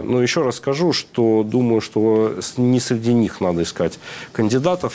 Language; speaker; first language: Russian; native; Russian